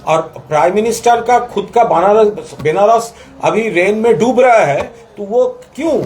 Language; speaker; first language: Hindi; non-native, local second language; Bangla